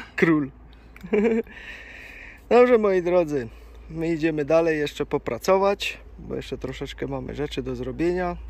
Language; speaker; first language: Polish; native; Polish